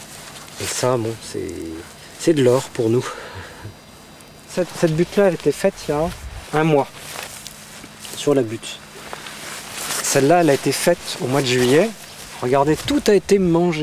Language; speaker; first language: French; native; French